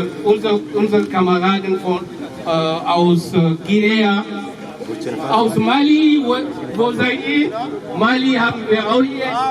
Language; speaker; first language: German; non-native, fluent; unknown